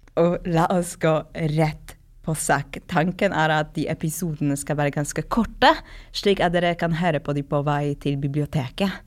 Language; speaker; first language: Norwegian; non-native, fluent; Polish